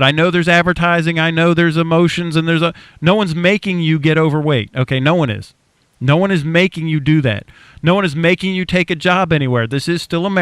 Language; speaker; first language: English; native; English